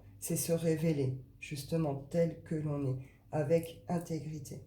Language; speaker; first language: French; native; French